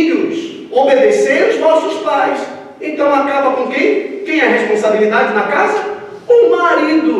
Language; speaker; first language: Portuguese; native; Portuguese